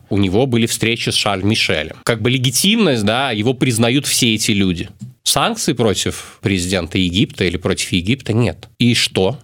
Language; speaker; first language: Russian; native; Russian